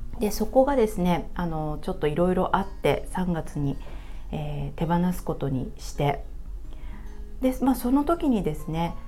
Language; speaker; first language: Japanese; native; Japanese